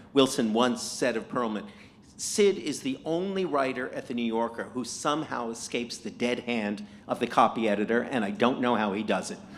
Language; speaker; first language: English; native; English